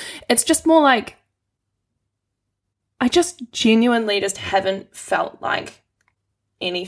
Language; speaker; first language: English; native; English